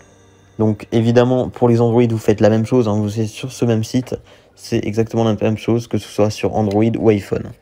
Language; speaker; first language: French; native; French